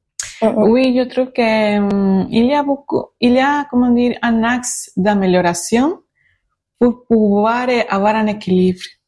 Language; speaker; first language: French; non-native, learner; Spanish